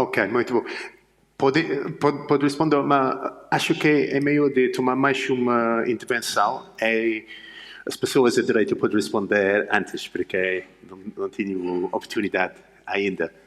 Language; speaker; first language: Portuguese; non-native, learner; English